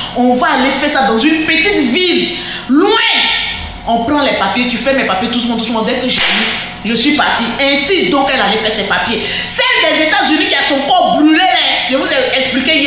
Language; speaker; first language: French; non-native, local second language; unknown